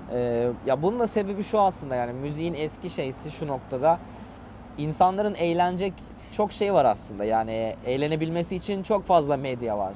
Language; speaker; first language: Turkish; native; Turkish